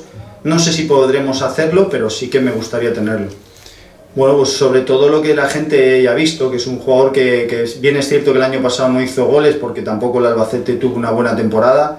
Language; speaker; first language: Spanish; native; Spanish